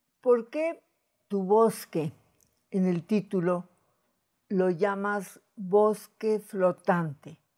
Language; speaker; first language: Spanish; native; Spanish